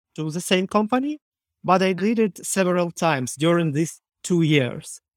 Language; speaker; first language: English; non-native, learner; Ukrainian